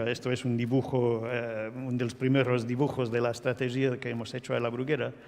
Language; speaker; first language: Spanish; non-native, fluent; English